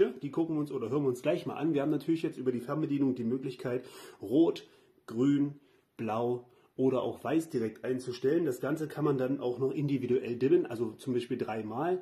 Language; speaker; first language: German; native; German